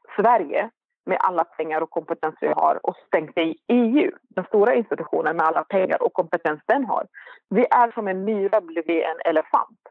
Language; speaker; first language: Swedish; non-native, fluent; Arabic